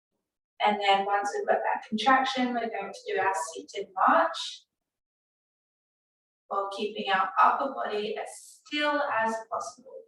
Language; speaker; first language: English; native; English